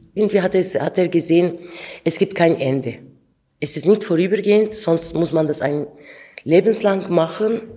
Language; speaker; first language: German; non-native, fluent; Turkish